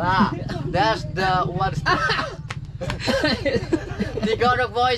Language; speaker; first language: English; non-native, learner; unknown